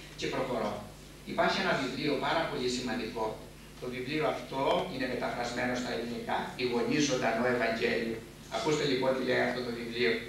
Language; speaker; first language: Greek; native; Greek